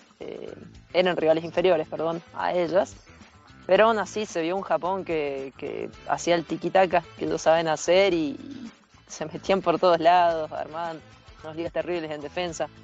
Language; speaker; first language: Spanish; native; Spanish